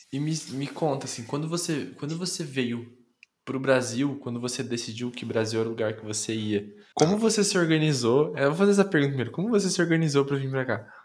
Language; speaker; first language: Portuguese; native; Portuguese